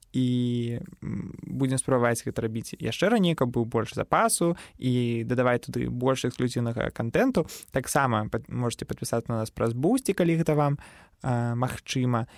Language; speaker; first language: Belarusian; non-native, local second language; Russian